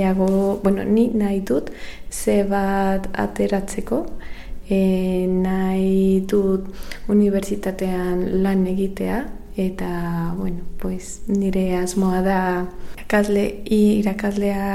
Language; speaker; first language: Basque; non-native, learner; Spanish